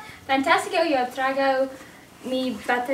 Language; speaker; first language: Spanish; non-native, learner; English